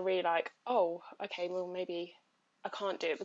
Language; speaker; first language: English; native; English